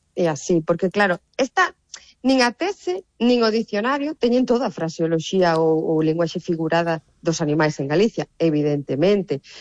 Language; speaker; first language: Galician; native; Galician